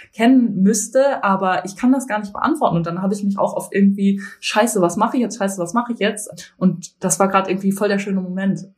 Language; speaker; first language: German; native; German